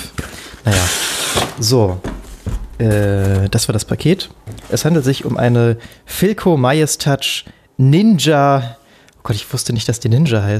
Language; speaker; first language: German; native; German